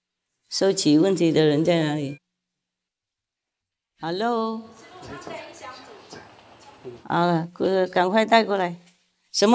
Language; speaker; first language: Chinese; non-native, fluent; Vietnamese